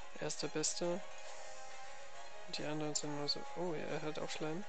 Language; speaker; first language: German; native; German